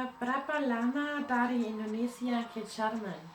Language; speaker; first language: Indonesian; non-native, learner; German